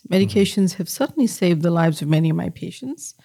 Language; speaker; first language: English; native; English